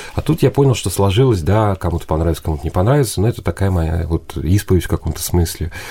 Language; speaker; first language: Russian; native; Russian